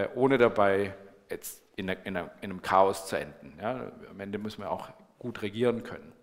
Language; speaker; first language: German; native; German